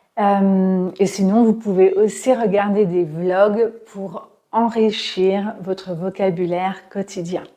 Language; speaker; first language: French; native; French